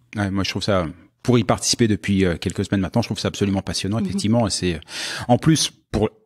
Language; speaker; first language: French; native; French